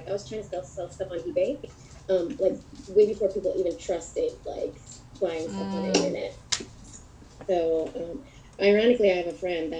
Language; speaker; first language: English; native; English